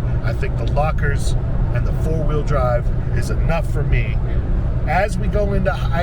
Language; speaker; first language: English; native; English